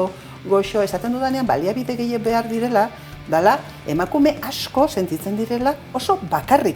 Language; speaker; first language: Basque; native; Basque